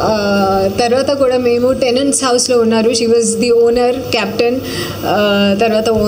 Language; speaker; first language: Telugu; non-native, learner; Hindi